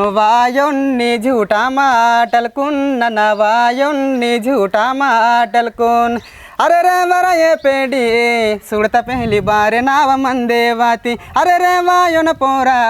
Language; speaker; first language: Telugu; non-native, local second language; Gondi